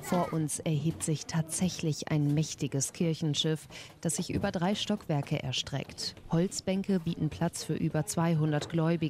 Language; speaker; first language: German; native; German